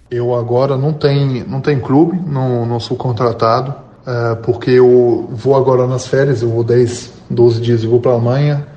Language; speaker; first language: Portuguese; non-native, fluent; German